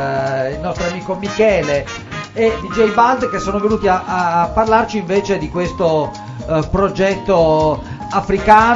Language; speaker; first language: Italian; native; Italian